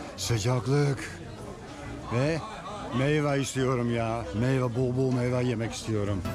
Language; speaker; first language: Turkish; non-native, fluent; Dutch